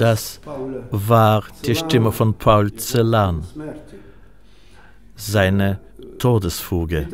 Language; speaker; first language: German; non-native, fluent; Russian